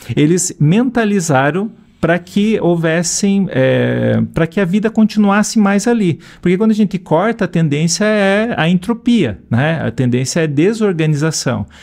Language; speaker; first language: Portuguese; native; Portuguese